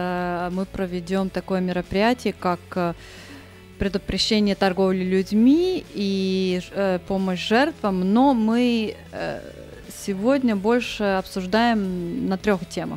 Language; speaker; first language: Russian; non-native, local second language; Estonian